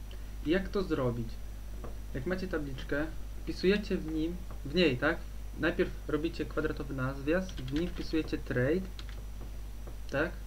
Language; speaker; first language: Polish; native; Polish